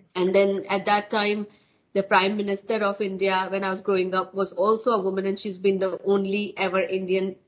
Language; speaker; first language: English; non-native, local second language; Hindi